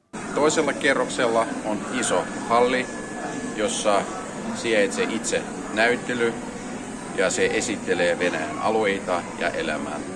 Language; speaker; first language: Finnish; non-native, fluent; Russian